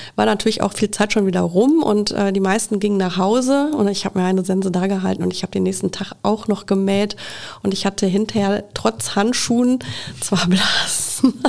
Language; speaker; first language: German; native; German